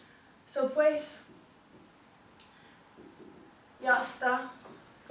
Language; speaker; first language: Spanish; non-native, fluent; English